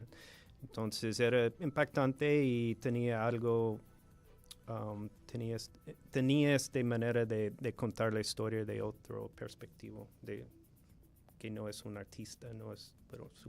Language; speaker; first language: Spanish; non-native, fluent; English